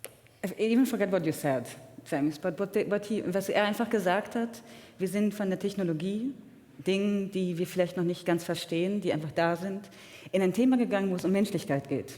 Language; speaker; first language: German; native; German